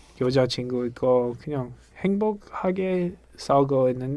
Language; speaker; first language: Korean; non-native, learner; English